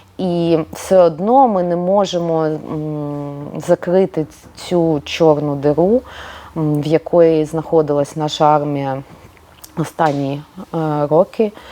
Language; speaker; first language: Ukrainian; non-native, local second language; Russian